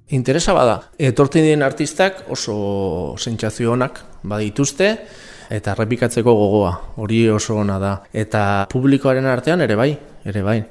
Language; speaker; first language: Basque; non-native, local second language; Spanish